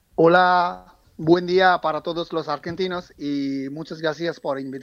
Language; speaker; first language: Spanish; non-native, fluent; Bangla